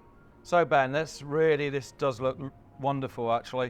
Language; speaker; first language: English; native; English